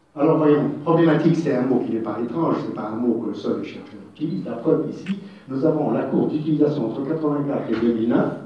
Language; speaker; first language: French; non-native, local second language; Arabic